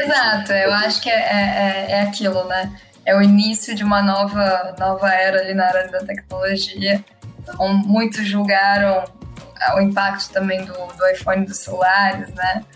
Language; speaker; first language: Portuguese; native; Portuguese